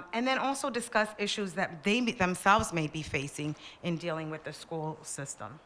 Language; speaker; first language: English; early bilingual, other home language; Spanish